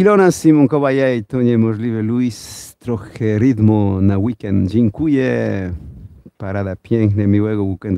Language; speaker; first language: Polish; non-native, learner; Spanish